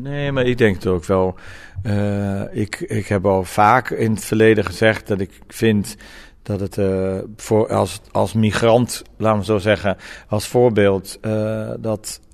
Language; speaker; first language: Dutch; non-native, fluent; Portuguese